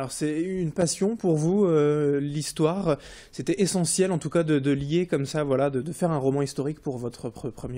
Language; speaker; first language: French; native; French